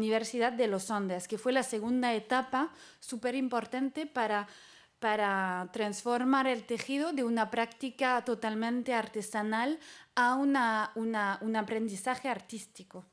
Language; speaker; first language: Spanish; non-native, fluent; French